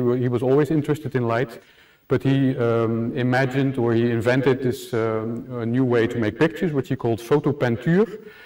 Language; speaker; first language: English; non-native, fluent; Dutch